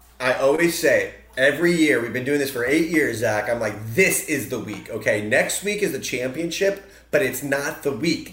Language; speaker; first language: English; native; English